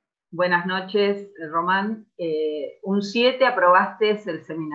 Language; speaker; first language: Spanish; native; Spanish